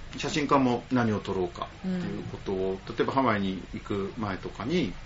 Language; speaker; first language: Japanese; native; Japanese